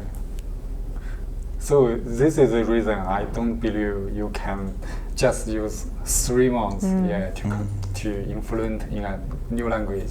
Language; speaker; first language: English; non-native, learner; Chinese